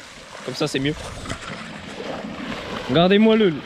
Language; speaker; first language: French; native; French